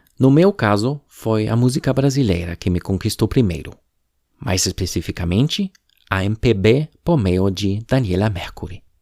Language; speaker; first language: Portuguese; non-native, fluent; German